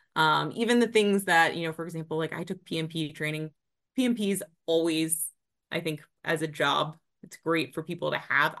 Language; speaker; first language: English; native; English